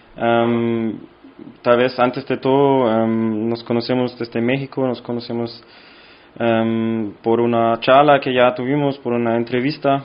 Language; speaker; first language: Spanish; non-native, fluent; German